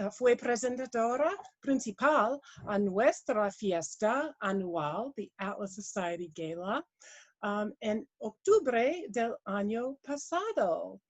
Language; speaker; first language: Spanish; non-native, learner; English